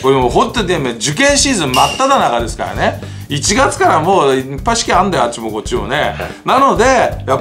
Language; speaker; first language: Japanese; native; Japanese